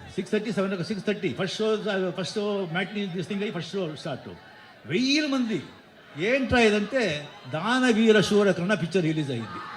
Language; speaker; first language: Telugu; non-native, fluent; Marathi